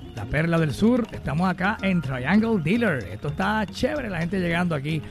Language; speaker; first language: Spanish; native; Spanish